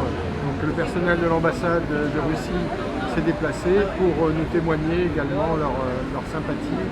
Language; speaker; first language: French; native; French